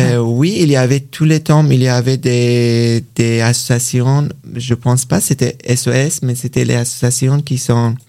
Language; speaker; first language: French; non-native, learner; Persian